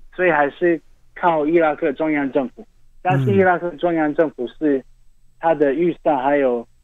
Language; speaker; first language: Chinese; non-native, fluent; Arabic